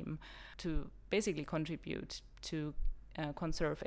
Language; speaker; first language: English; non-native, fluent; German